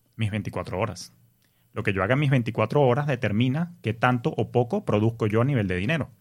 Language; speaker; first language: Spanish; native; Spanish